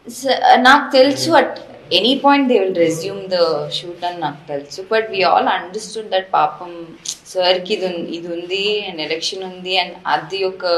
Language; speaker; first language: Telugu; non-native, fluent; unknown